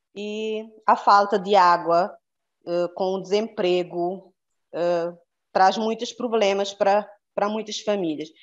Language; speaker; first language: Portuguese; non-native, local second language; Kabuverdianu